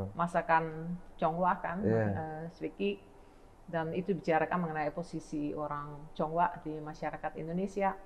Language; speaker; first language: Indonesian; non-native, fluent; Dutch